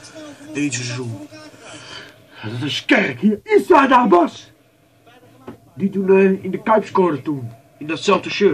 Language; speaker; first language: Dutch; native; Dutch